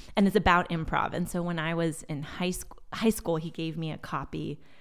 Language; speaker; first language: English; early bilingual, other home language; Portuguese